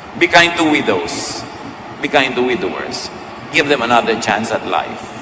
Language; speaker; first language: English; non-native, local second language; Filipino